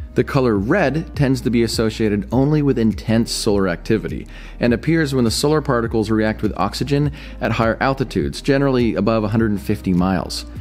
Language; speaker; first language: English; native; English